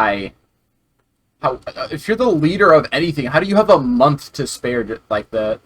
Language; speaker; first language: English; native; English